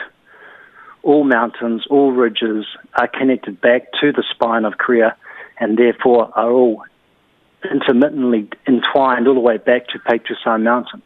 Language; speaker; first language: English; native; English